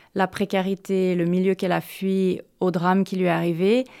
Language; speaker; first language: French; native; French